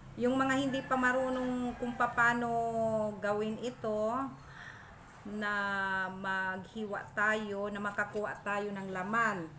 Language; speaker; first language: Filipino; non-native, local second language; Masbatenyo